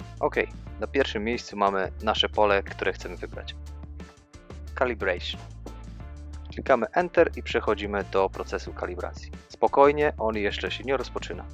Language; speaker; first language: Polish; native; Polish